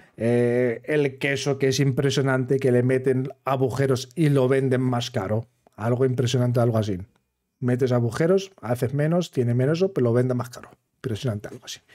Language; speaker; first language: Spanish; non-native, fluent; German